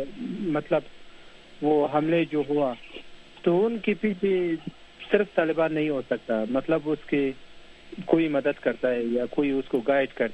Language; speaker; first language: Hindi; non-native, fluent; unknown